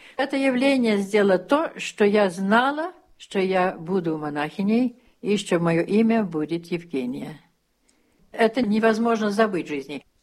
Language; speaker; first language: Russian; early bilingual, heritage; Russian